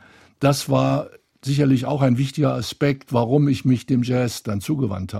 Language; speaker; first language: German; native; German